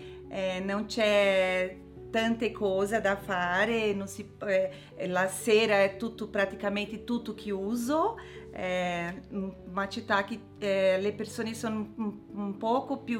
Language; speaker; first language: Italian; non-native, learner; Portuguese